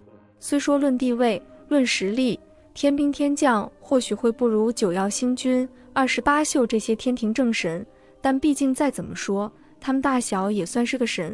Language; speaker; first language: Chinese; native; Chinese